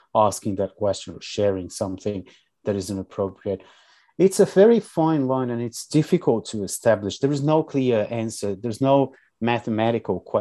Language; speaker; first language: English; non-native, fluent; Portuguese